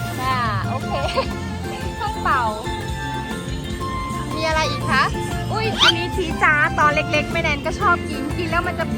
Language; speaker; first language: Thai; native; Thai